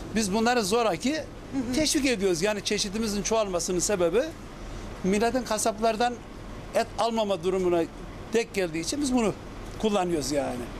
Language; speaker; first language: Turkish; native; Turkish